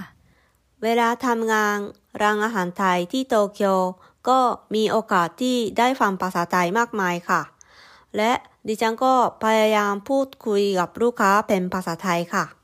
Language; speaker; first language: Thai; non-native, fluent; Japanese